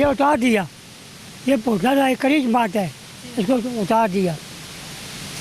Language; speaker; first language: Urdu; non-native, local second language; Northern Hindko